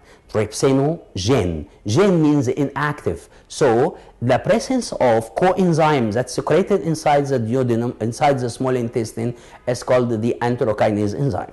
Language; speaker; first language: English; non-native, local second language; Arabic